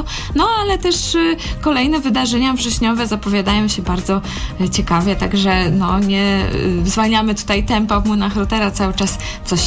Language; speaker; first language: Polish; native; Polish